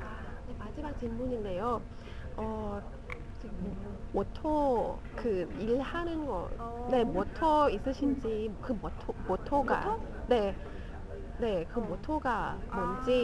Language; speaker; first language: Korean; non-native, learner; Thai